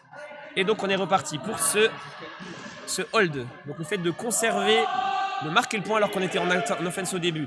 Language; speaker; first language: French; native; French